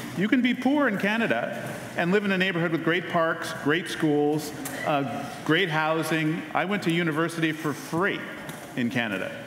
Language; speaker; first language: English; native; English